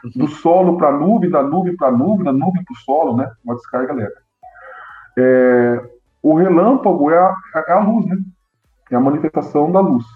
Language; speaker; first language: Portuguese; native; Portuguese